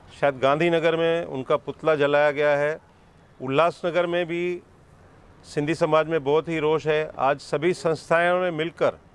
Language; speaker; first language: Hindi; non-native, local second language; Sindhi